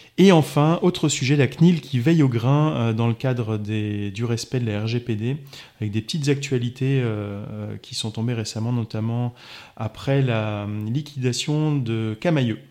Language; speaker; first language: French; native; French